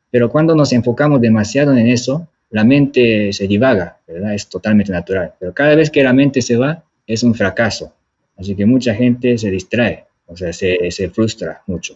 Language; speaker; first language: Spanish; non-native, fluent; Japanese